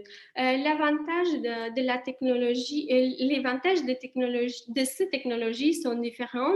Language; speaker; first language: French; non-native, fluent; Italian